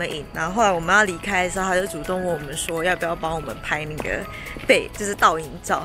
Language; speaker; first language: Chinese; native; Chinese